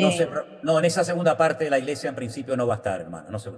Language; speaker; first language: Spanish; native; Spanish